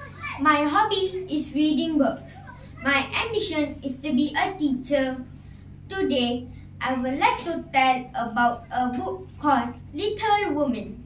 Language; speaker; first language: English; non-native, learner; Malay